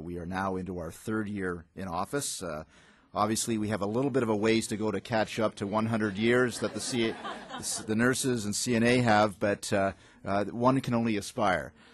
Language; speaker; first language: English; native; English